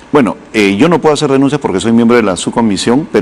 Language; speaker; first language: Spanish; native; Spanish